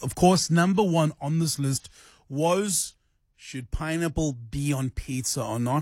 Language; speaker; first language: English; native; English